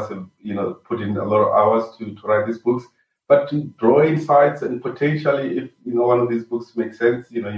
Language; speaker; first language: English; non-native, local second language; Venda